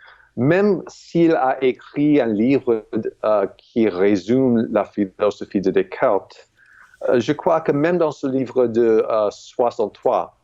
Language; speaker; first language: French; non-native, fluent; English